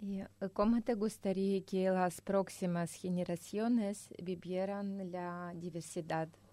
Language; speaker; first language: Spanish; non-native, fluent; Russian